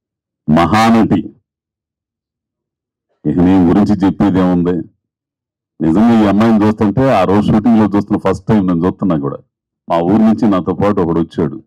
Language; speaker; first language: Telugu; native; Telugu